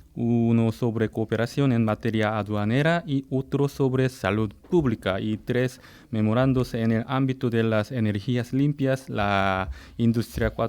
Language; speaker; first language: Spanish; non-native, fluent; Korean